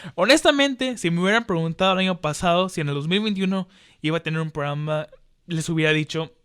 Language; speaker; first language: Spanish; early bilingual, heritage; Spanish